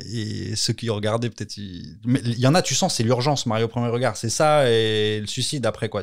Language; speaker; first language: French; native; French